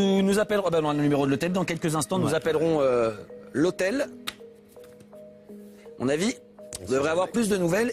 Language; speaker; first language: French; native; French